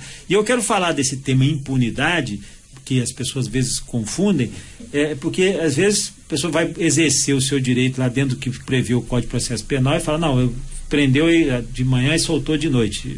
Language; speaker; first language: Portuguese; native; Portuguese